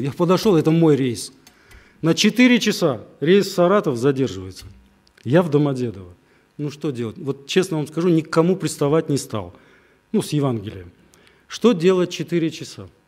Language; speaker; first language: Russian; native; Russian